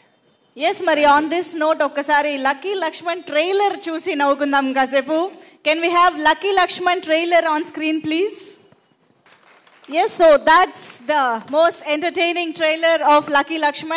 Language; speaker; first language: Telugu; native; Telugu